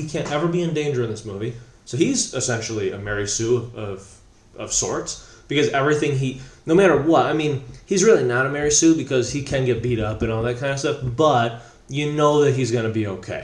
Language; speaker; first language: English; native; English